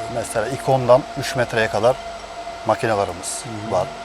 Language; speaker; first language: Turkish; native; Turkish